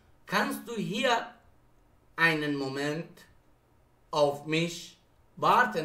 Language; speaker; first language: German; non-native, fluent; Persian